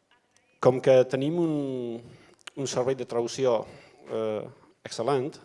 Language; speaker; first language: Catalan; non-native, learner; Basque